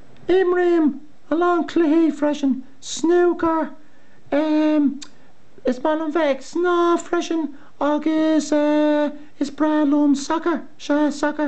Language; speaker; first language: Irish; non-native, local second language; English